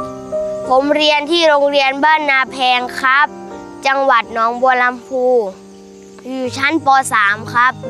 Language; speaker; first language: Thai; non-native, local second language; Northeastern Thai